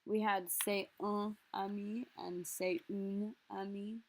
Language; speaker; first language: French; non-native, fluent; English